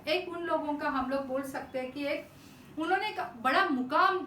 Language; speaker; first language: Hindi; non-native, local second language; Marathi